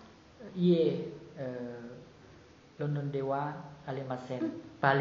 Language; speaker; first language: Japanese; non-native, learner; Vietnamese